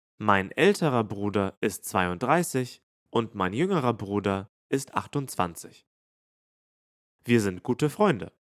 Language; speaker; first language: German; native; German